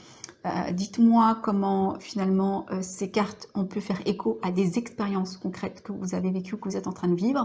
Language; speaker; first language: French; native; French